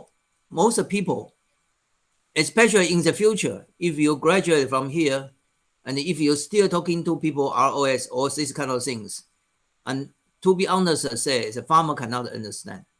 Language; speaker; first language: English; non-native, fluent; Chinese